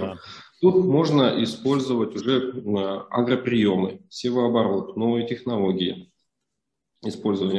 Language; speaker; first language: Russian; native; Russian